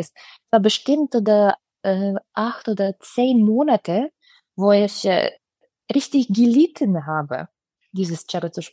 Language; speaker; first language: German; non-native, fluent; Russian